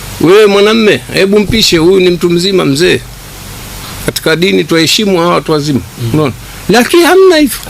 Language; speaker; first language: Swahili; native; Swahili